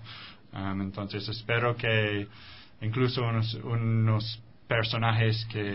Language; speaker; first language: Spanish; non-native, fluent; English